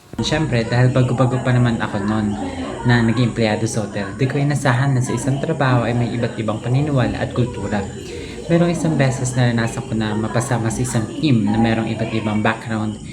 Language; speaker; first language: Filipino; native; Filipino